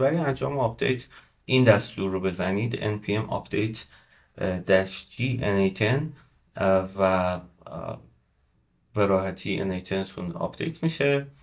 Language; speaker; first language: Persian; native; Persian